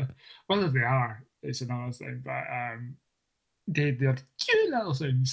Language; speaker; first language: English; native; English